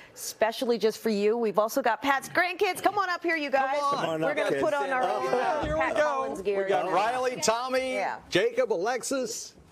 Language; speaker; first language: English; native; English